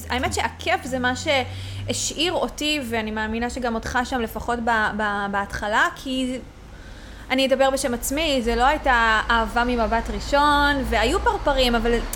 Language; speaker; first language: Hebrew; native; Hebrew